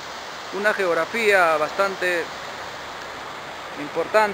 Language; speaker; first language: Spanish; native; Spanish